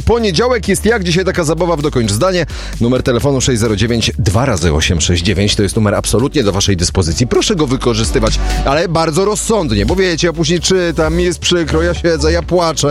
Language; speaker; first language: Polish; native; Polish